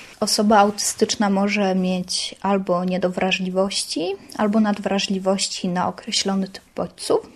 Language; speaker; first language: Polish; native; Polish